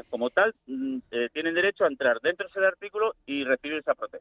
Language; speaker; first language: Spanish; native; Spanish